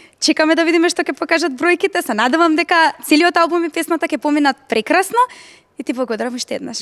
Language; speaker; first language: Macedonian; native; Macedonian